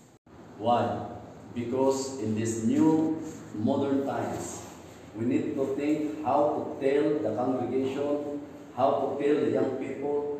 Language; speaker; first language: English; non-native, local second language; Cebuano